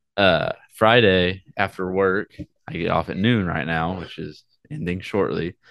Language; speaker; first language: English; native; English